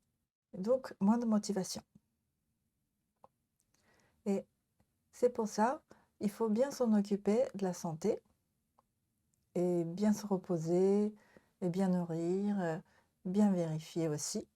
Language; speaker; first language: French; non-native, learner; Japanese